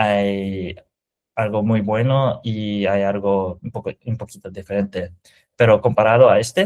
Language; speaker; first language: Spanish; non-native, fluent; Japanese